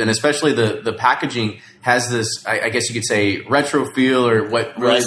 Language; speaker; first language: English; native; English